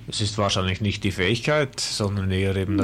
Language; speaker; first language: German; native; German